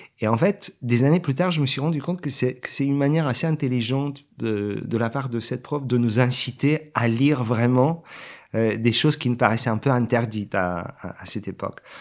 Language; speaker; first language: French; non-native, fluent; Bulgarian